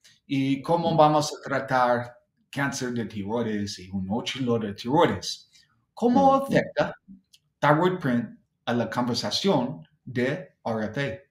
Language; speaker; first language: Spanish; non-native, fluent; English